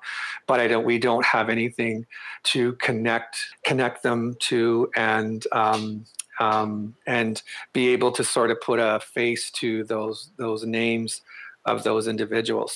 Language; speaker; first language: English; native; English